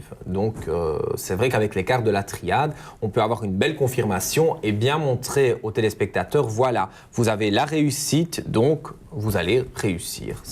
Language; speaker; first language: French; native; French